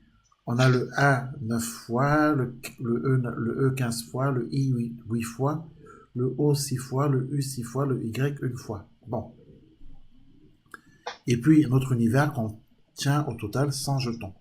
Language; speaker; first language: French; native; French